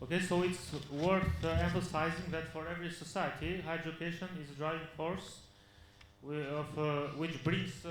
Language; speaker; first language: English; non-native, fluent; Albanian